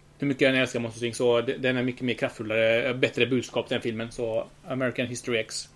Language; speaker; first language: Swedish; early bilingual, other home language; Spanish